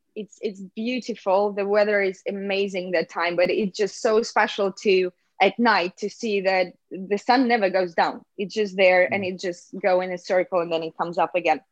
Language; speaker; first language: English; non-native, fluent; Russian